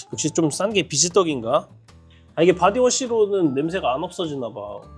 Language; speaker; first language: Korean; native; Korean